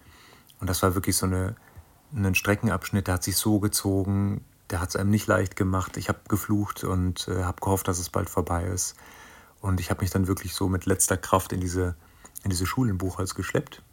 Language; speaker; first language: German; native; German